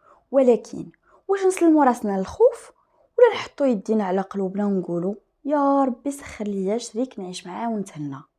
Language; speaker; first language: Arabic; native; Arabic